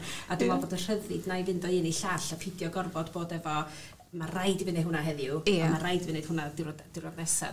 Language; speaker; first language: Welsh; native; Welsh